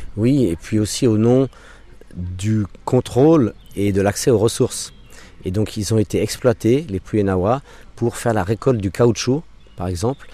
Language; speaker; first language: French; non-native, local second language; English